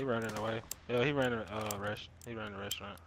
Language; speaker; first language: English; native; English